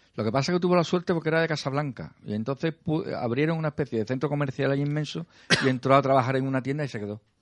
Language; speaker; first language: Spanish; native; Spanish